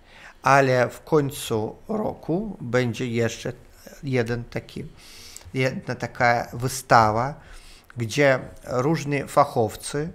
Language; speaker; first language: Polish; non-native, learner; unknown